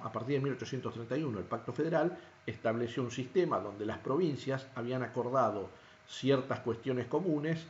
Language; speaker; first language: Spanish; native; Spanish